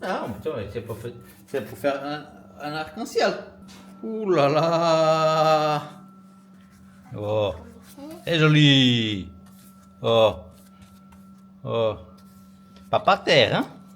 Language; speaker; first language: French; non-native, fluent; Portuguese